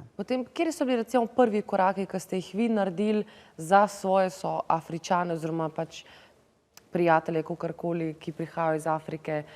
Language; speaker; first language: Slovenian; native; Slovenian